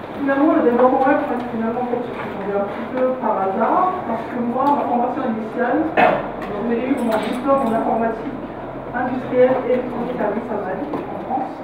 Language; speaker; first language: French; non-native, local second language; Arabic